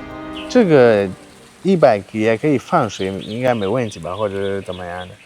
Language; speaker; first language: Chinese; non-native, learner; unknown